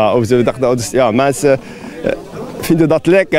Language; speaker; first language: Dutch; non-native, fluent; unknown